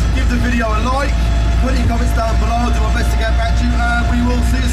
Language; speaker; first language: English; native; English